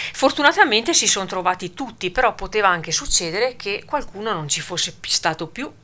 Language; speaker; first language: Italian; native; Italian